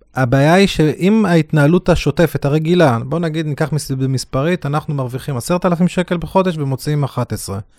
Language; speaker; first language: Hebrew; native; Hebrew